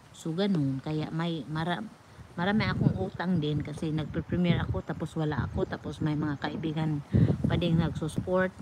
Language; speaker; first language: Filipino; non-native, local second language; Cebuano